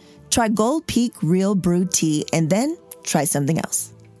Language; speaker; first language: English; native; English